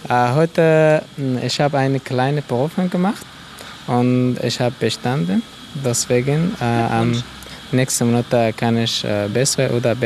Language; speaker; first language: German; non-native, learner; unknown